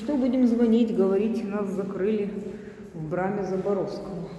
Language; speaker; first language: Russian; native; Russian